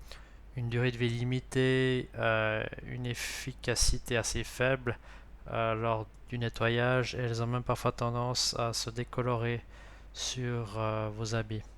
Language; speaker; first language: French; native; French